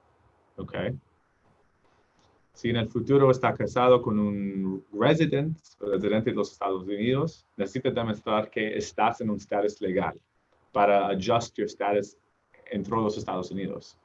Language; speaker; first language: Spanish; non-native, learner; English